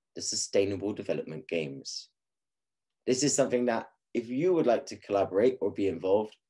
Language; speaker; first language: English; native; English